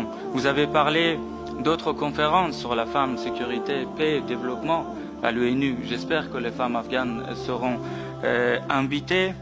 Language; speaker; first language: French; non-native, fluent; Persian